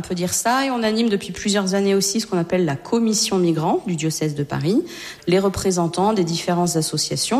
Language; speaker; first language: French; native; French